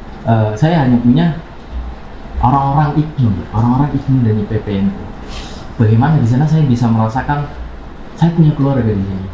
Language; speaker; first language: Indonesian; non-native, local second language; Javanese